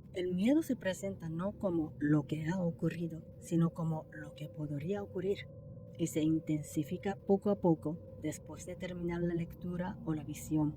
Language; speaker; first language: Spanish; non-native, fluent; Japanese